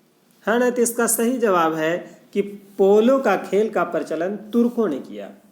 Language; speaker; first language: Hindi; non-native, local second language; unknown